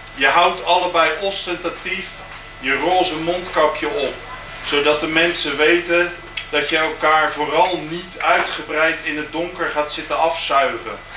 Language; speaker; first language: Dutch; native; Dutch